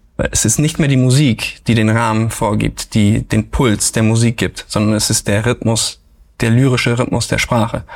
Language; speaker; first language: German; native; German